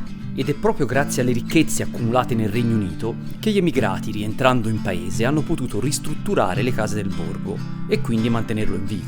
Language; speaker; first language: Italian; native; Italian